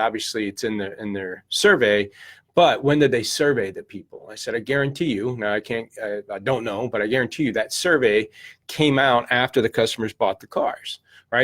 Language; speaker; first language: English; native; English